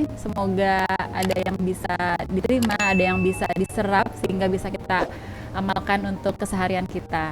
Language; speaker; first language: Indonesian; native; Indonesian